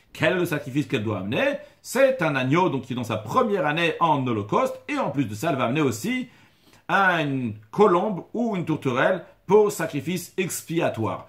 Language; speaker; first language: French; native; French